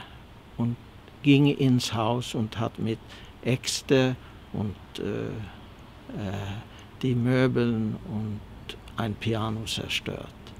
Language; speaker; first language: German; early bilingual, heritage; Swedish